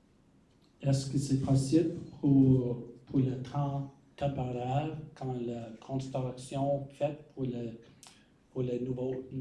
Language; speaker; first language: French; non-native, learner; English